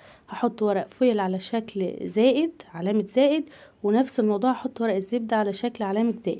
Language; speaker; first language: Arabic; native; Arabic